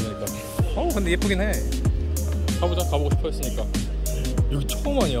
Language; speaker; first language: Korean; native; Korean